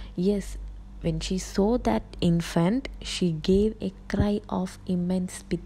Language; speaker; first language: English; non-native, local second language; Malayalam